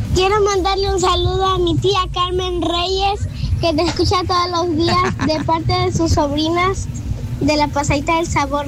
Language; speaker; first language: Spanish; native; Spanish